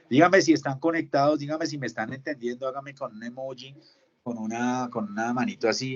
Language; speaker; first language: Spanish; native; Spanish